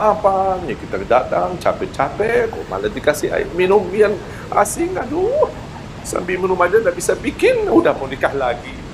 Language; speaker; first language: Malay; non-native, fluent; Arabic